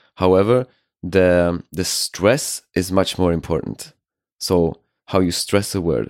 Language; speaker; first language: English; non-native, fluent; Swedish